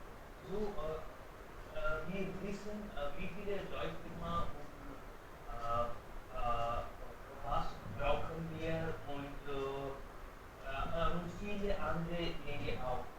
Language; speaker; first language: German; non-native, learner; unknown